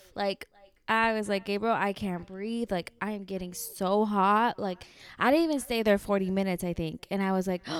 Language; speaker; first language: English; early bilingual, heritage; Spanish